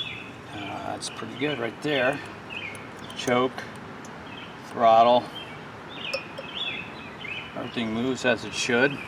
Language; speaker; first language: English; native; English